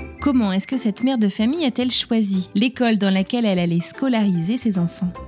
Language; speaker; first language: French; native; French